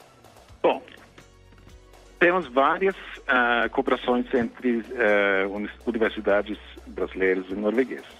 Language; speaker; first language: Portuguese; non-native, fluent; Norwegian